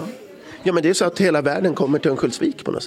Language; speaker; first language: Swedish; native; Swedish